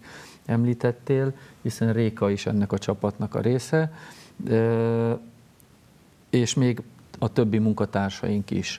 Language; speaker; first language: Hungarian; native; Hungarian